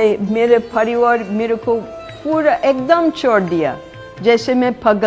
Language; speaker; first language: Hindi; non-native, fluent; English